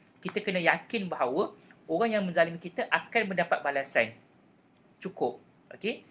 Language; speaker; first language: Malay; native; Malay